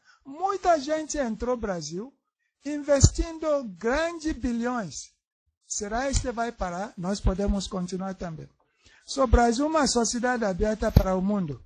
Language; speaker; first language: Portuguese; non-native, learner; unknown